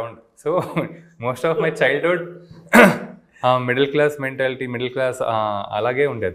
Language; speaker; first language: Telugu; native; Telugu